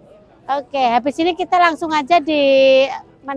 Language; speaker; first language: Indonesian; native; Indonesian